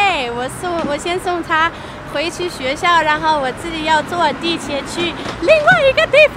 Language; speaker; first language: Chinese; non-native, fluent; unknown